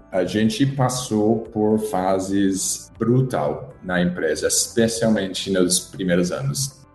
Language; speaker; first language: Portuguese; non-native, fluent; English